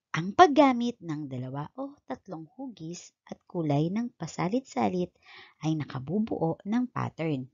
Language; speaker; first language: Filipino; native; Filipino